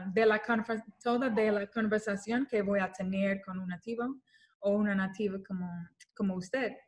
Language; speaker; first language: Spanish; non-native, learner; English